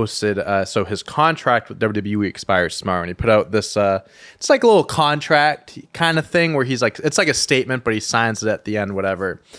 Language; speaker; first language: English; native; English